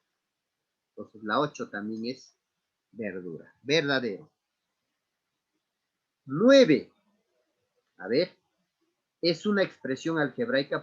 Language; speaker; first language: Spanish; native; Spanish